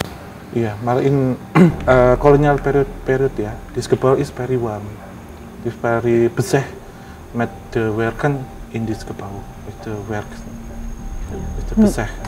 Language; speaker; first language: Dutch; non-native, learner; Indonesian